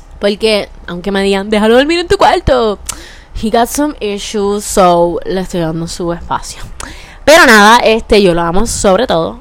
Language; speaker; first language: Spanish; native; Spanish